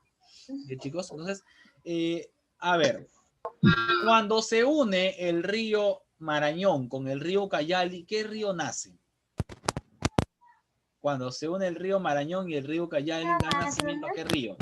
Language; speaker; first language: Spanish; native; Spanish